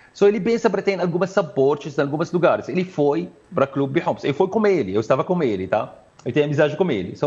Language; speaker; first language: Portuguese; non-native, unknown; Arabic